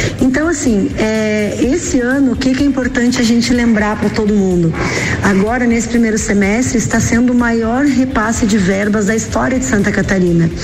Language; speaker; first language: Portuguese; native; Portuguese